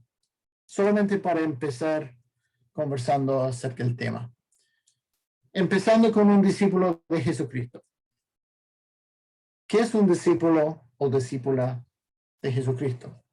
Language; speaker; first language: Spanish; non-native, fluent; English